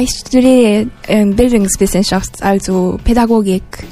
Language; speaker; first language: German; non-native, learner; Japanese